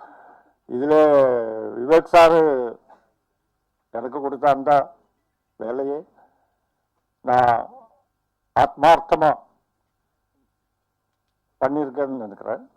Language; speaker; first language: Tamil; non-native, fluent; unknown